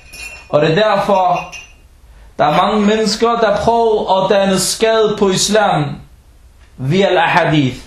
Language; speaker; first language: Danish; early bilingual, other home language; Arabic